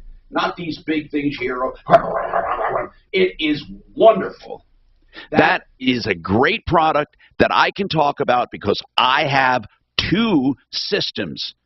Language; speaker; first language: English; native; English